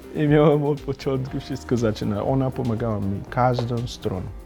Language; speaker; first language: Polish; non-native, fluent; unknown